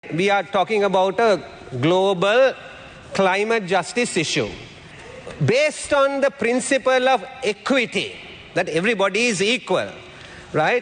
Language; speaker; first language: English; non-native, local second language; Sinhala